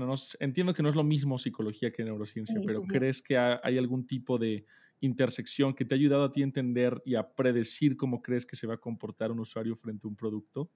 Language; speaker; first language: Spanish; native; Spanish